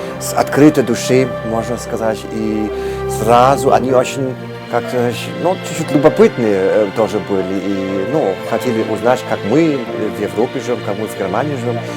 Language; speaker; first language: Russian; non-native, learner; Polish